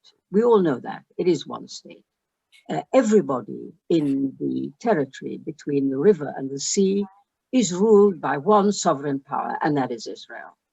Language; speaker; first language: English; early bilingual, other home language; Arabic